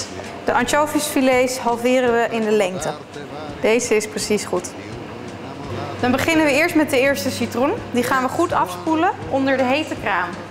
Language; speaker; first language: Dutch; non-native, fluent; Italian